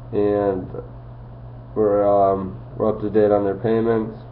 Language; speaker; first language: English; native; English